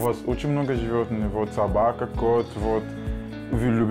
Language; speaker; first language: Russian; non-native, learner; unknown